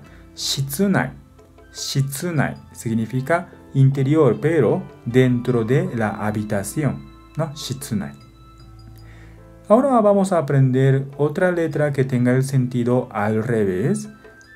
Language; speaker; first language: Spanish; non-native, fluent; Japanese